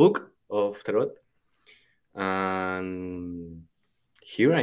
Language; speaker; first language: English; non-native, fluent; Spanish